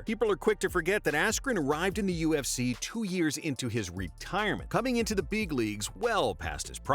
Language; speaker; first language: English; native; English